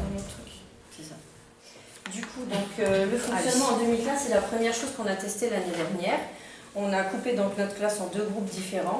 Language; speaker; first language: French; native; French